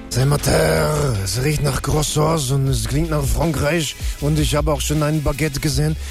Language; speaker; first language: German; native; German